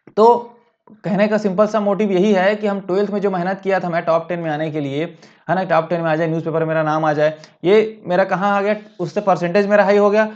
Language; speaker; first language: Hindi; native; Hindi